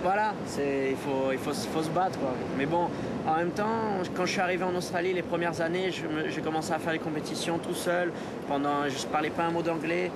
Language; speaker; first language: French; native; French